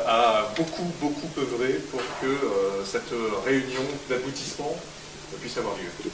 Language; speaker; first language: French; native; French